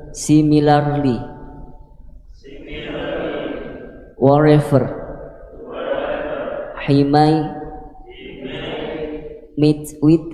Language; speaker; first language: English; non-native, learner; Indonesian